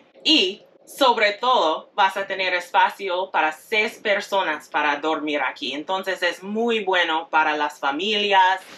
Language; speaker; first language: Spanish; non-native, fluent; English